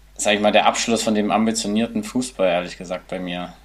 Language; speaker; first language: German; native; German